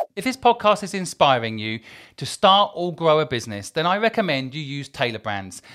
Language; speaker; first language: English; native; English